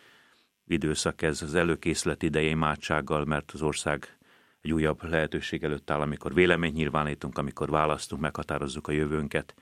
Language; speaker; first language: Hungarian; native; Hungarian